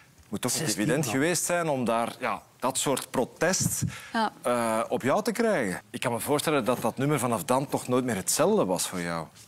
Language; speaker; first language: Dutch; native; Dutch